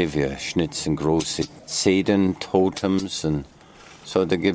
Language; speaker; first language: German; non-native, fluent; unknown